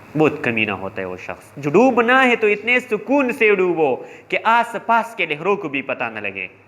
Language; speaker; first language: Urdu; non-native, local second language; Pashto